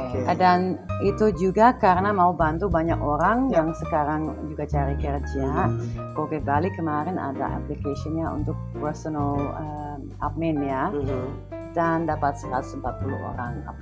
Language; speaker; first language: Indonesian; non-native, fluent; Dutch